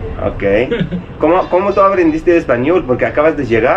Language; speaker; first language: Spanish; non-native, fluent; Arabic